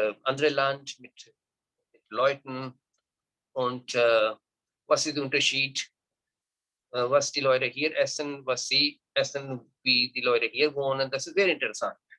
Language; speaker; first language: German; non-native, learner; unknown